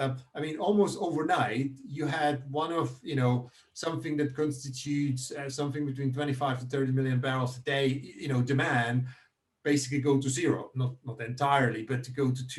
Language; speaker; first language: English; non-native, fluent; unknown